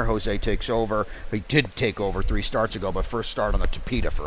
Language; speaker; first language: English; native; English